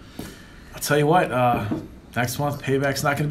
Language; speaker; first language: English; native; English